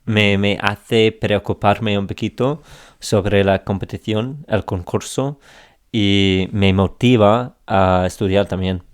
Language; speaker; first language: Spanish; non-native, fluent; English